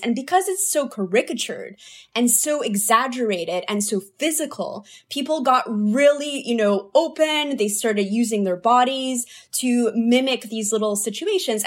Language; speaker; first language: English; early bilingual, other home language; Polish